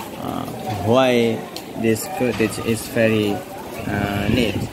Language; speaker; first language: English; non-native, learner; Indonesian